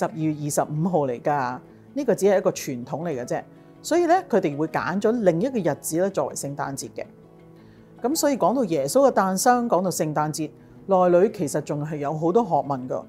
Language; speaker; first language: Chinese; native; Chinese